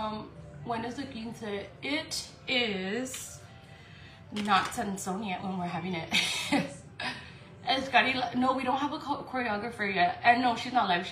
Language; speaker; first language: English; early bilingual, other home language; Spanish